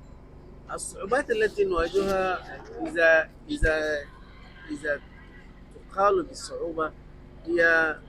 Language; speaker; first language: Arabic; non-native, fluent; Tamasheq